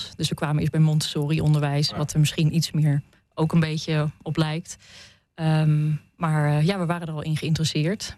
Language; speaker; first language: Dutch; native; Dutch